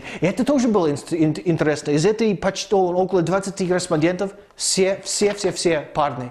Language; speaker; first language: Russian; non-native, fluent; English